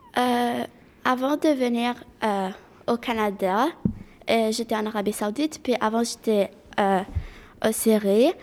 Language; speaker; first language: French; early bilingual, other home language; Arabic